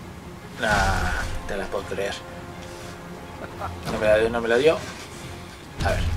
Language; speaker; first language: Spanish; native; Spanish